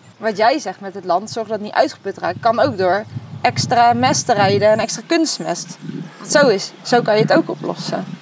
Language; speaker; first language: Dutch; native; Dutch